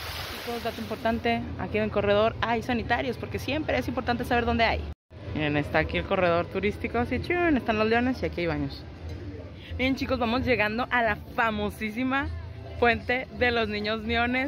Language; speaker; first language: Spanish; native; Spanish